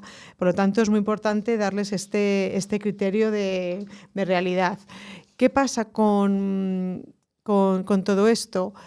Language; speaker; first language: Spanish; native; Spanish